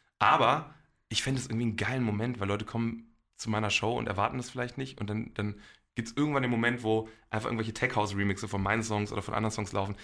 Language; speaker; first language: German; early bilingual, other home language; Polish